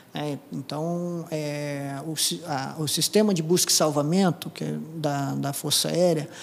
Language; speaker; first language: Portuguese; non-native, local second language; Japanese